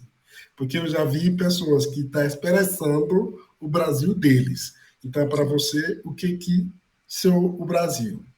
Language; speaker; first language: Portuguese; non-native, fluent; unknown